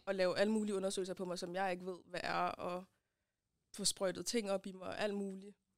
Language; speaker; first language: Danish; early bilingual, other home language; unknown